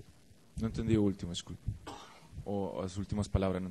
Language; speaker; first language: Portuguese; non-native, fluent; Spanish